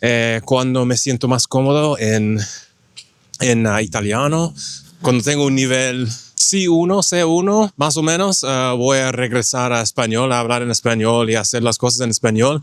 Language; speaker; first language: Spanish; non-native, fluent; English